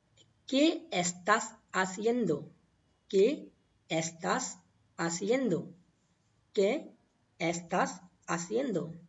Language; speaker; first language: Spanish; non-native, learner; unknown